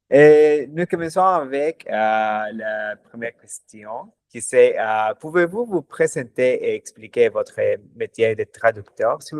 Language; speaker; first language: French; non-native, learner; Spanish